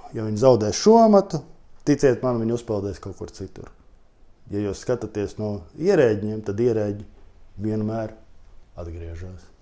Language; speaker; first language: Latvian; non-native, local second language; Russian